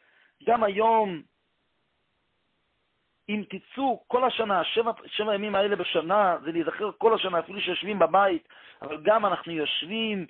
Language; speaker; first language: Hebrew; non-native, local second language; Yiddish